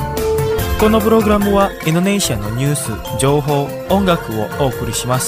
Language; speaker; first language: Japanese; non-native, fluent; Indonesian